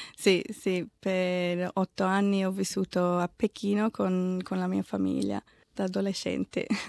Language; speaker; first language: Italian; non-native, fluent; English